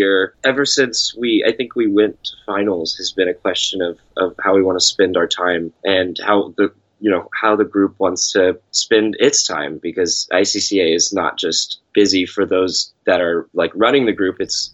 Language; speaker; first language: English; native; English